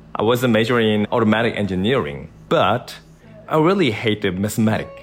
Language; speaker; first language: English; non-native, learner; Korean